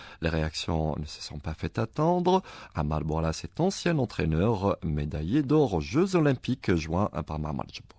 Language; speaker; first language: French; non-native, local second language; Arabic